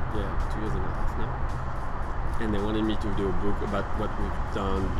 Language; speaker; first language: English; non-native, fluent; French